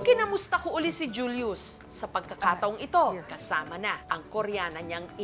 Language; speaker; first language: Filipino; native; Filipino